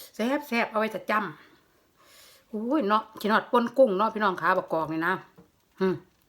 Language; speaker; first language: Thai; native; Thai